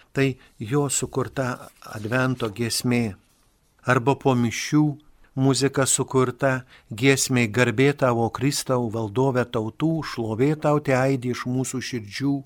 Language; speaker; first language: Lithuanian; native; Lithuanian